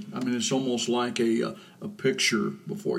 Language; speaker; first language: English; native; English